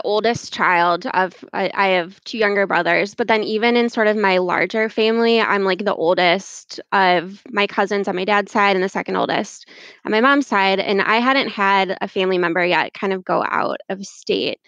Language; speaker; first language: English; native; English